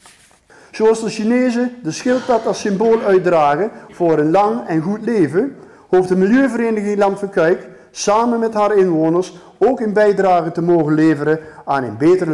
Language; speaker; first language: Dutch; native; Dutch